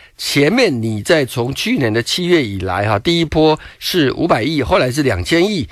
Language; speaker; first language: Chinese; native; Chinese